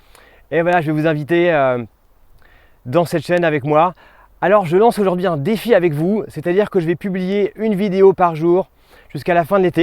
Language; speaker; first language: French; native; French